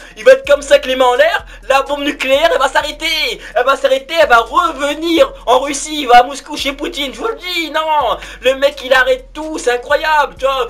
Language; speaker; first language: French; native; French